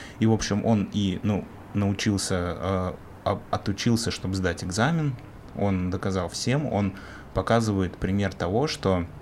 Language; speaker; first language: Russian; native; Russian